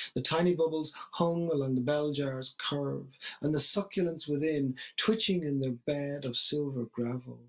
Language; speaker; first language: English; native; English